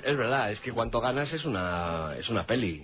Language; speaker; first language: Spanish; native; Spanish